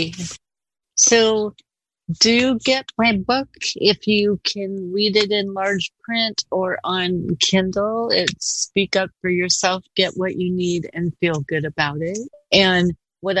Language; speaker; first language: English; native; English